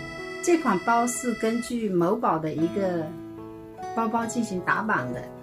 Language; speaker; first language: Chinese; native; Chinese